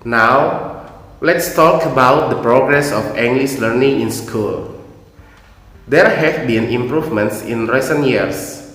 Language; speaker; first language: English; non-native, fluent; Indonesian